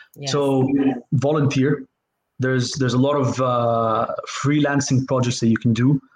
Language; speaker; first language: English; non-native, fluent; Arabic